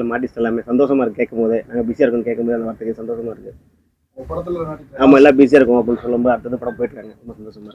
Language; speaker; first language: Tamil; native; Tamil